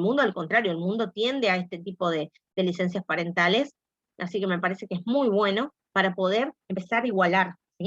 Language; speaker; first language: Spanish; native; Spanish